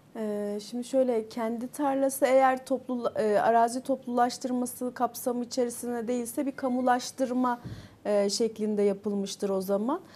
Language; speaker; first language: Turkish; native; Turkish